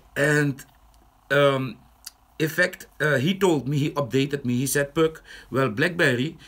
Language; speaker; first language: English; non-native, fluent; Dutch